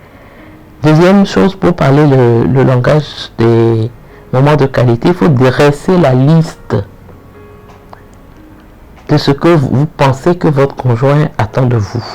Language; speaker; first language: French; native; French